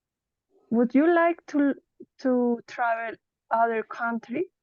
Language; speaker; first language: English; non-native, learner; Spanish